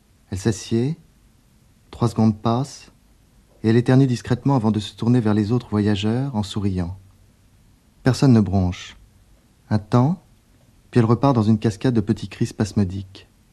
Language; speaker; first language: French; native; French